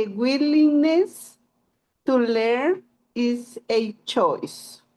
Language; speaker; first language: English; non-native, learner; Spanish